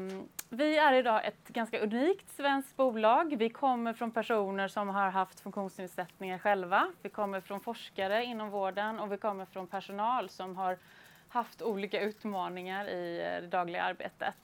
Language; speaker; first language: Swedish; native; Swedish